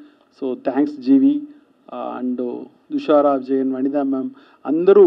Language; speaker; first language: Telugu; non-native, learner; Tamil